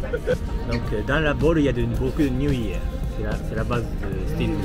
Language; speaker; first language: French; non-native, learner; Japanese